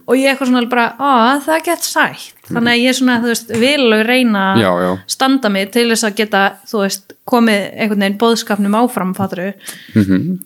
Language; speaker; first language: Icelandic; early bilingual, heritage; Icelandic